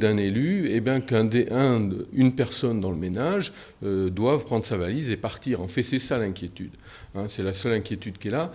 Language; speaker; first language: French; native; French